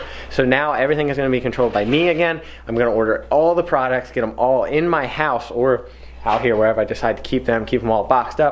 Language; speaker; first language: English; native; English